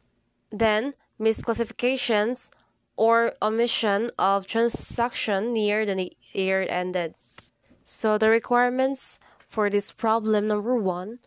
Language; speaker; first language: English; non-native, local second language; Cebuano